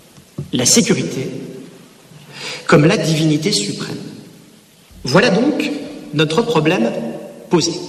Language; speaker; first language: French; native; French